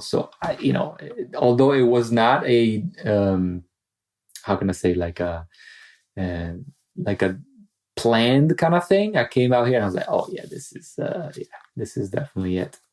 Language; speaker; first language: English; non-native, fluent; Italian